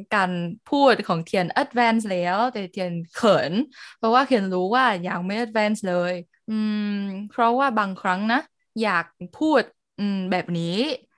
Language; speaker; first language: Thai; non-native, learner; Vietnamese